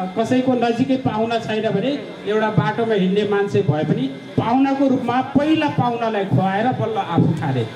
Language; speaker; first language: Nepali; non-native, local second language; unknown